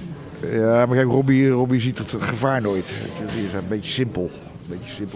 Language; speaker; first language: Dutch; native; Dutch